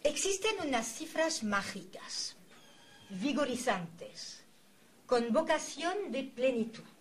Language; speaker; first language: Spanish; native; Spanish